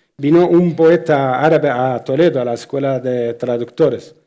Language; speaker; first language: Spanish; non-native, fluent; Arabic